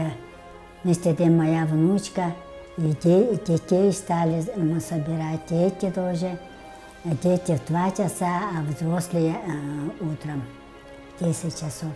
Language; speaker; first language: Russian; non-native, local second language; Tuvinian